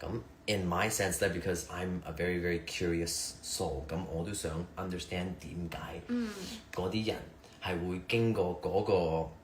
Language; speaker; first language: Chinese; early bilingual, heritage; Cantonese